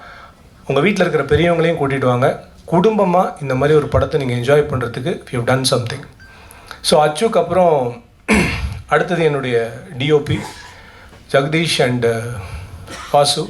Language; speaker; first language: Tamil; native; Tamil